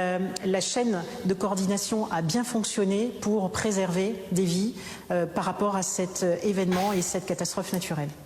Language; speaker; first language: French; native; French